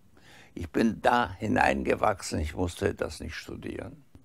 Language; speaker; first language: German; early bilingual, heritage; German